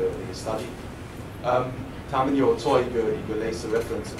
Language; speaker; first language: Chinese; non-native, fluent; German